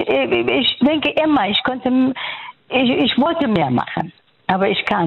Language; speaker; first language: German; non-native, fluent; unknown